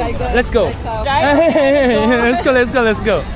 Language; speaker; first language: English; non-native, learner; Korean